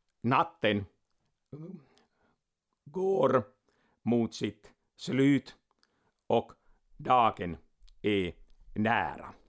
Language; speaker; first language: Swedish; non-native, local second language; Finnish